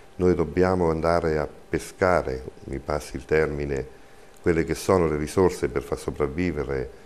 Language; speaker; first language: Italian; native; Italian